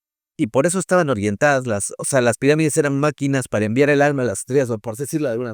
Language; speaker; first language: Spanish; native; Spanish